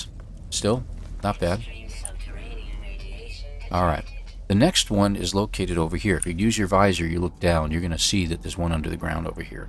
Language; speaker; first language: English; native; English